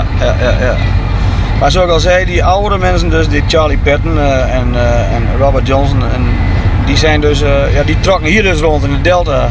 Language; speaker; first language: Dutch; native; Dutch